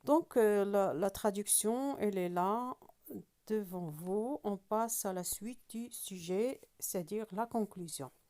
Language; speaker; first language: French; non-native, local second language; Arabic